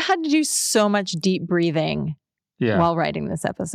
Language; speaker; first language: English; native; English